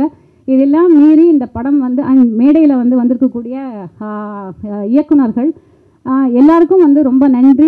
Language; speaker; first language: Tamil; native; Tamil